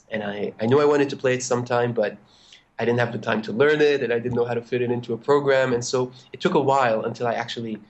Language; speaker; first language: English; non-native, fluent; Hebrew